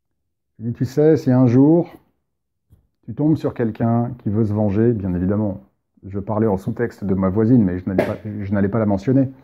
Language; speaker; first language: French; native; French